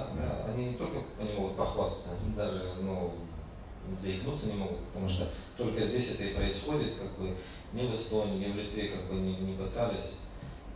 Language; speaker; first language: Russian; native; Russian